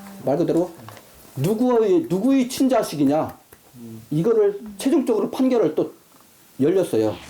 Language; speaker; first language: Korean; native; Korean